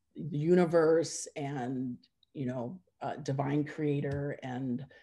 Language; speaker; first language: English; native; English